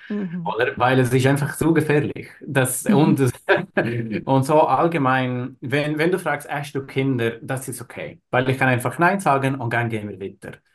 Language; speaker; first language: German; non-native, learner; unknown